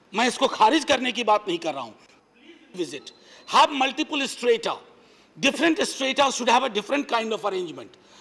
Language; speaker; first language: Hindi; native; Hindi